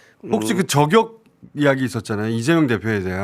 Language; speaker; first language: Korean; native; Korean